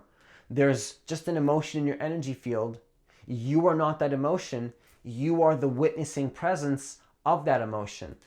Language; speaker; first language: English; native; English